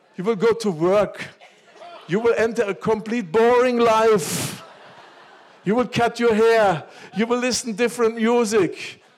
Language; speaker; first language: English; non-native, fluent; German